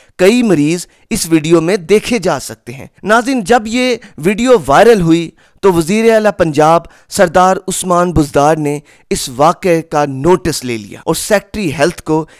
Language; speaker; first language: Urdu; non-native, local second language; Punjabi